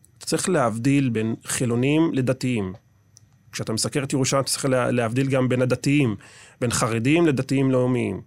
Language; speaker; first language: Hebrew; non-native, local second language; Arabic